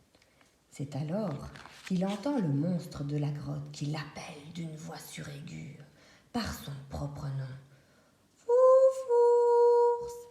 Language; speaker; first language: French; native; French